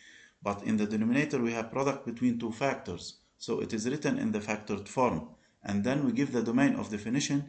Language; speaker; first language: English; non-native, local second language; Arabic